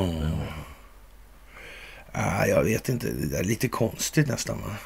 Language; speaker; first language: Swedish; native; Swedish